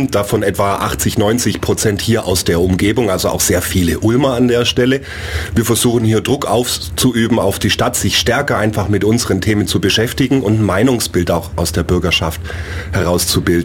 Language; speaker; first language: German; native; German